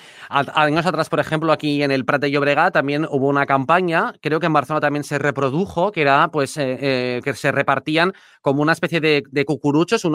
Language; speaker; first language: Spanish; native; Spanish